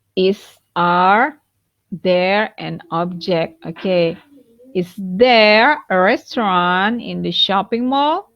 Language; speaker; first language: English; non-native, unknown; Indonesian